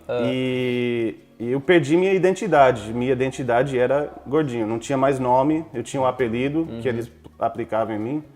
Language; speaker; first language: Portuguese; non-native, fluent; English